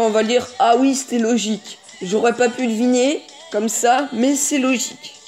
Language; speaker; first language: French; native; French